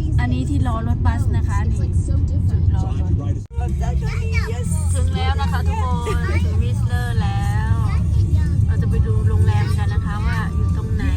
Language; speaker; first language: Thai; native; Thai